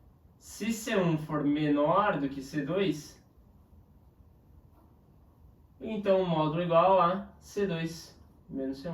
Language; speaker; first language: Portuguese; native; Portuguese